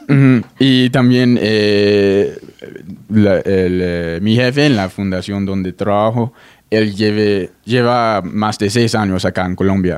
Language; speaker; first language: Spanish; non-native, fluent; English